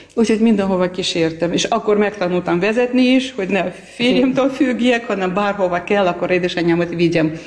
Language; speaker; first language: Hungarian; non-native, fluent; Armenian